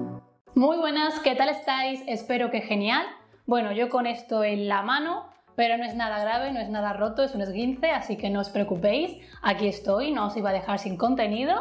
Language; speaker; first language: Spanish; native; Spanish